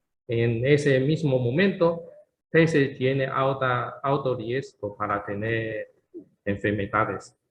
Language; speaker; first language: Spanish; non-native, learner; Chinese